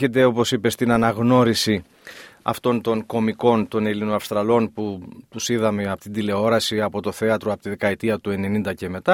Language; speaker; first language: Greek; native; Greek